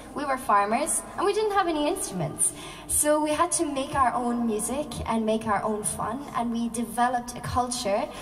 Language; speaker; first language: English; non-native, local second language; Irish